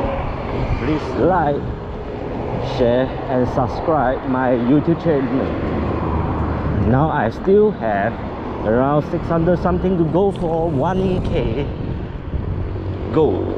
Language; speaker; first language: English; non-native, local second language; Chinese